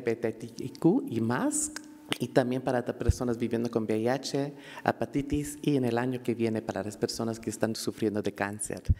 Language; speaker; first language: Spanish; early bilingual, heritage; Spanish